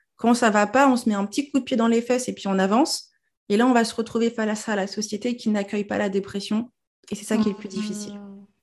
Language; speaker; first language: French; native; French